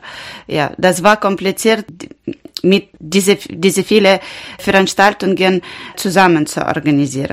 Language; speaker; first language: German; non-native, learner; Ukrainian